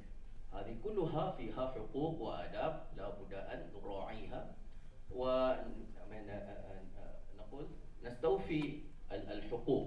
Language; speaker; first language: Arabic; non-native, fluent; Malay